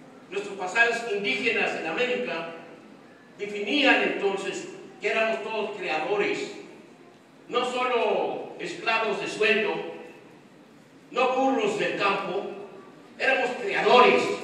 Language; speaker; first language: Spanish; early bilingual, heritage; Spanish